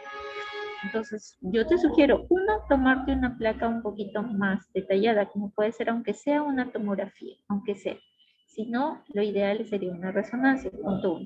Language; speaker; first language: Spanish; native; Spanish